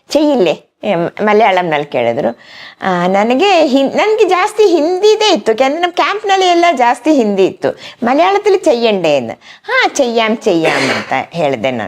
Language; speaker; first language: Kannada; non-native, local second language; Malayalam